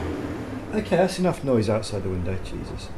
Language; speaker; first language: English; native; English